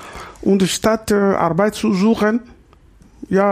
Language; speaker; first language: German; non-native, learner; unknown